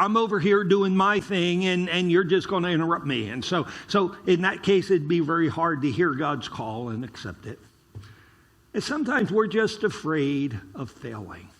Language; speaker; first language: English; native; English